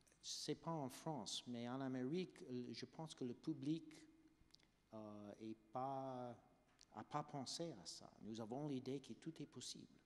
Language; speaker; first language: French; non-native, fluent; English